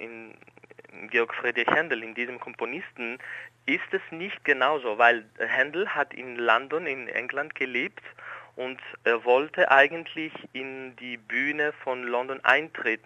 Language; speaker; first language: German; non-native, fluent; Greek